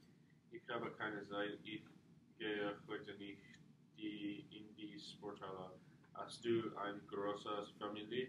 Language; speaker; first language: German; non-native, learner; English